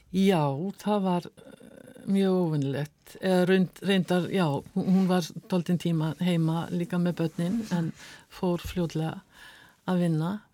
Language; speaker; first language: Icelandic; native; Icelandic